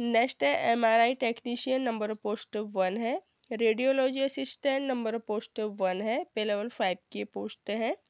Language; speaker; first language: Hindi; native; Hindi